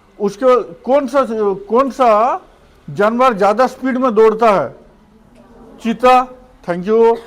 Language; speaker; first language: Hindi; non-native, local second language; Odia